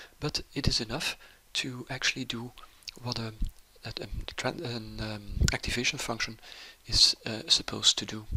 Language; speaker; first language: English; non-native, fluent; Dutch